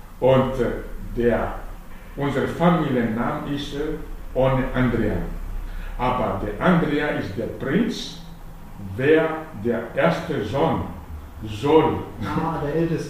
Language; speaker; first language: German; non-native, fluent; Malagasy